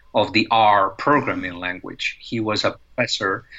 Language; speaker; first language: English; non-native, fluent; Spanish